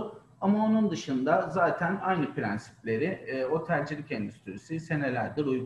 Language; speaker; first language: Turkish; native; Turkish